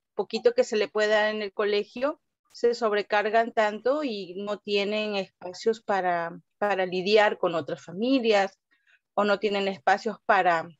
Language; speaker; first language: Spanish; native; Spanish